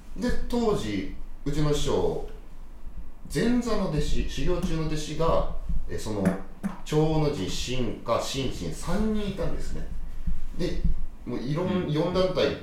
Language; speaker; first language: Japanese; native; Japanese